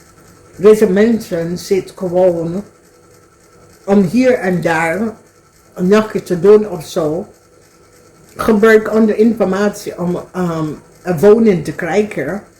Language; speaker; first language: Dutch; non-native, learner; English